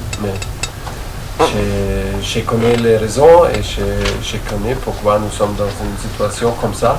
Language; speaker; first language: French; non-native, learner; German